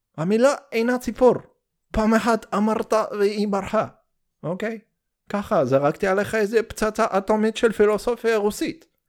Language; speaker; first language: Hebrew; early bilingual, heritage; Hebrew